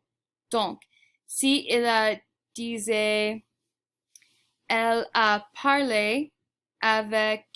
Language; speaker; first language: French; non-native, fluent; English